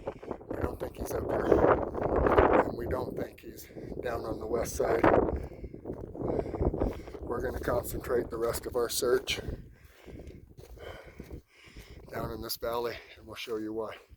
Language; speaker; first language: English; native; English